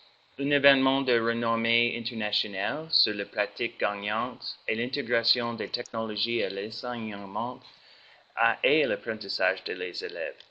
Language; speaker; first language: French; non-native, learner; English